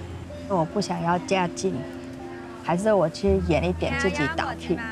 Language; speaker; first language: Chinese; non-native, fluent; Vietnamese